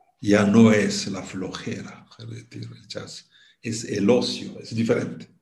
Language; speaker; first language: Spanish; non-native, fluent; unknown